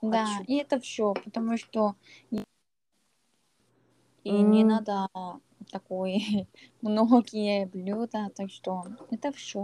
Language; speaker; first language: Russian; non-native, learner; Korean